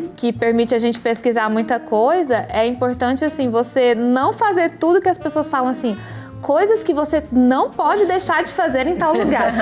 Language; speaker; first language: Portuguese; native; Portuguese